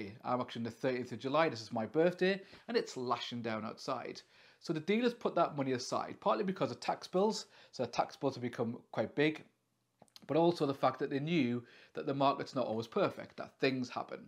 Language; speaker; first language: English; native; English